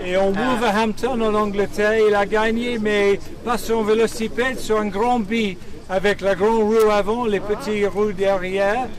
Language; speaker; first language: French; non-native, learner; English